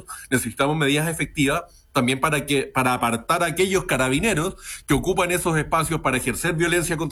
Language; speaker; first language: Spanish; native; Spanish